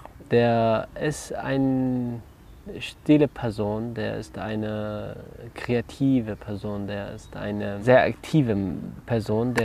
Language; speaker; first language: German; non-native, learner; Kurdish